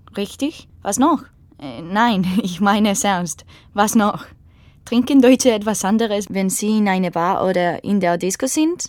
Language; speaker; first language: German; non-native, learner; Spanish